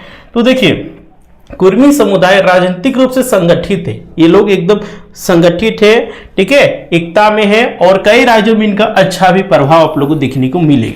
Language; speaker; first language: Hindi; native; Hindi